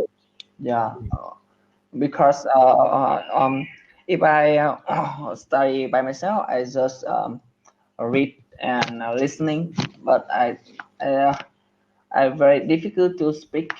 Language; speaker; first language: English; non-native, learner; Vietnamese